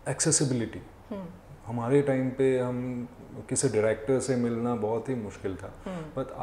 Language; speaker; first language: Hindi; non-native, local second language; Assamese